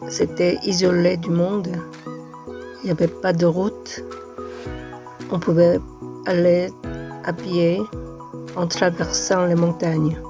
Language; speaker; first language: French; non-native, fluent; Korean